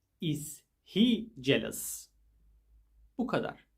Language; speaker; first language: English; non-native, fluent; Turkish